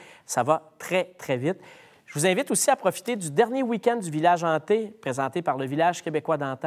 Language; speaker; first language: French; native; French